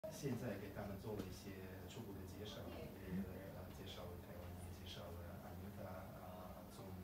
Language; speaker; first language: Chinese; non-native, fluent; Russian